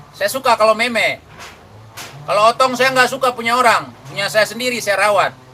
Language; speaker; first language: Indonesian; non-native, local second language; Achinese